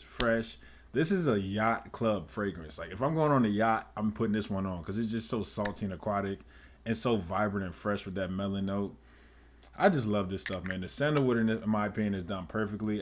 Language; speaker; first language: English; native; English